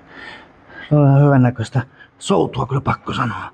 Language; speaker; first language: Finnish; native; Finnish